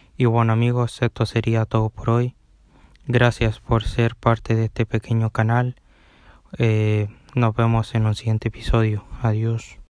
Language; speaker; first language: Spanish; native; Spanish